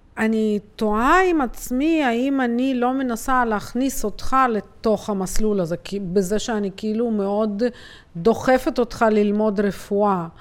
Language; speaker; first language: Hebrew; native; Hebrew